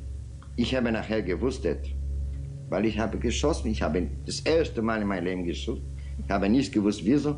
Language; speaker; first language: German; non-native, learner; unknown